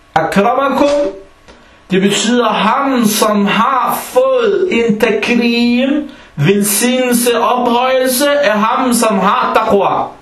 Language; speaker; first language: Danish; early bilingual, other home language; Arabic